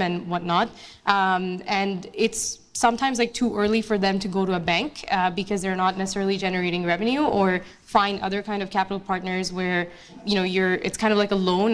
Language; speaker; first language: English; non-native, local second language; Bangla